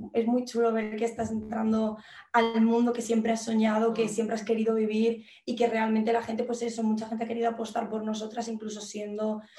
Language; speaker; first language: Spanish; native; Spanish